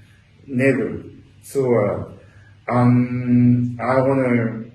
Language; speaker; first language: English; non-native, learner; Japanese